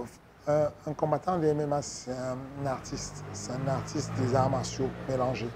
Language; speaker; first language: French; native; French